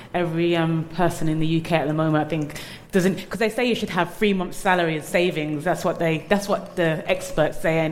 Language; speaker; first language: English; native; English